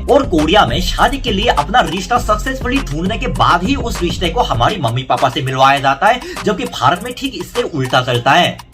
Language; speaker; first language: Hindi; non-native, fluent; Korean